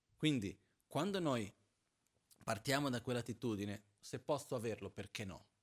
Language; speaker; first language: Italian; non-native, fluent; Portuguese